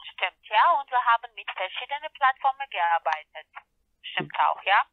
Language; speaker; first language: German; non-native, learner; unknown